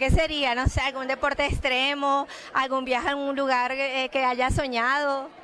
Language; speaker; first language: Spanish; native; Spanish